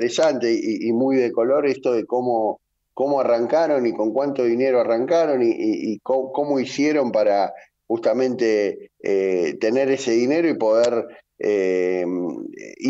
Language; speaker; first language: Spanish; native; Spanish